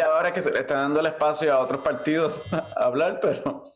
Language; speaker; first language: Spanish; native; Spanish